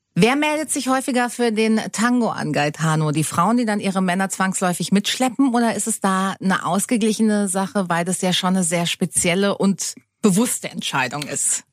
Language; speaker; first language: German; native; German